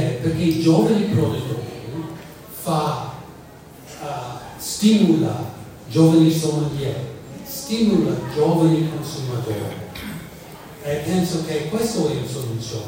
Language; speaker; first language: Italian; non-native, fluent; English